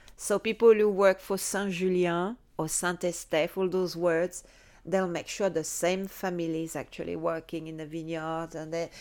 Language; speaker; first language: English; non-native, fluent; French